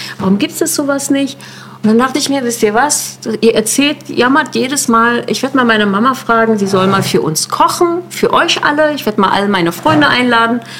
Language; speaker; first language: German; early bilingual, other home language; Turkish